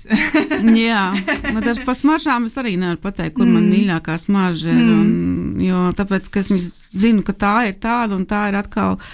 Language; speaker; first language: Latvian; native; Latvian